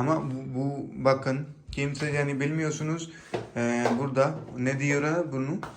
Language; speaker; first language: Turkish; non-native, learner; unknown